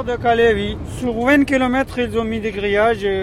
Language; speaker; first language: French; non-native, learner; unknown